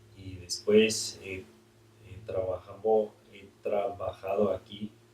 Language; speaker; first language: Spanish; non-native, learner; English